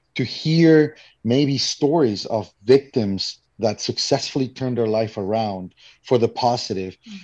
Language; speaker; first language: English; non-native, fluent; Spanish